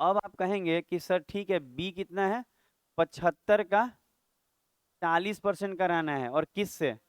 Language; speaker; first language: Hindi; native; Hindi